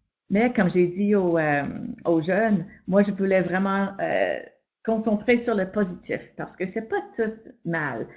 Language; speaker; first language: French; non-native, fluent; English